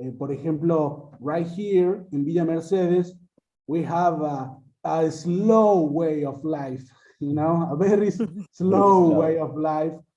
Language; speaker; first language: English; non-native, learner; Spanish